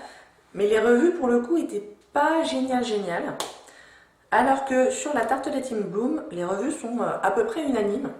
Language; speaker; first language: French; native; French